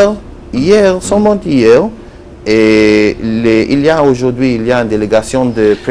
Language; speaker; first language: French; non-native, learner; Hebrew